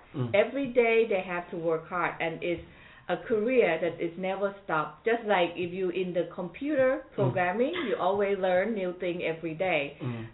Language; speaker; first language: English; non-native, fluent; Thai